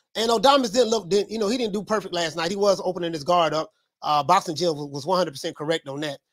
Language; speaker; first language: English; native; English